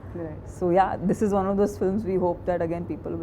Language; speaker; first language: Telugu; non-native, fluent; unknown